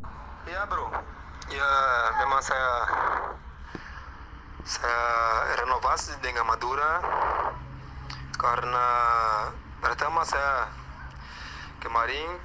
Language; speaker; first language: Indonesian; non-native, fluent; Portuguese